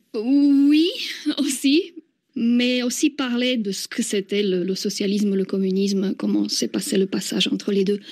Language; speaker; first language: French; non-native, fluent; Slovak